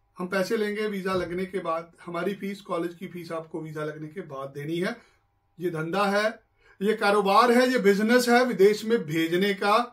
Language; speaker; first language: Hindi; non-native, local second language; Punjabi